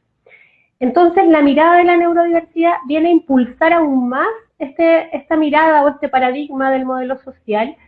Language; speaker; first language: Spanish; native; Spanish